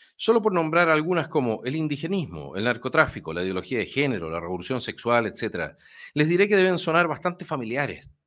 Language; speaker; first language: Spanish; native; Spanish